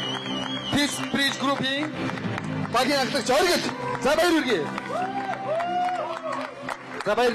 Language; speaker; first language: Mongolian; native; Mongolian